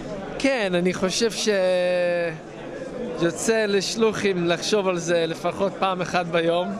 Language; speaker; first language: Hebrew; non-native, fluent; English